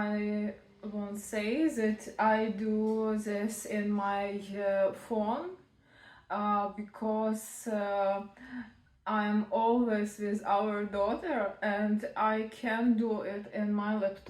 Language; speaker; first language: English; non-native, learner; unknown